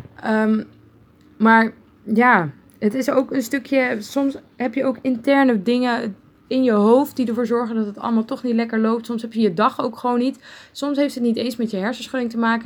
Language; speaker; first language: Dutch; native; Dutch